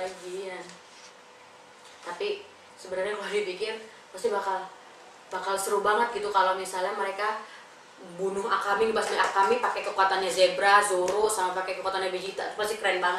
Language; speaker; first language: Indonesian; native; Indonesian